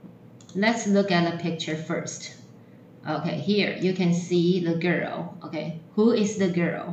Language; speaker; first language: English; non-native, fluent; Chinese